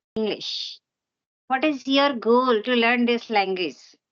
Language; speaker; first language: English; non-native, local second language; Hindi